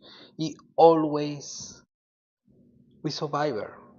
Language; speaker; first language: English; non-native, learner; Spanish